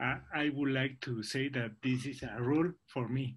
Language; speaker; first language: English; non-native, learner; Spanish